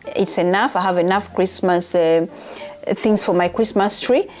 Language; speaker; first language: English; non-native, local second language; Ganda